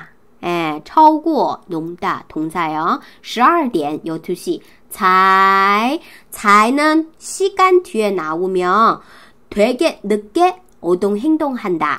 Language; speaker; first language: Korean; non-native, fluent; Chinese